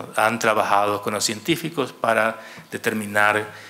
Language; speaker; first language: Spanish; native; Spanish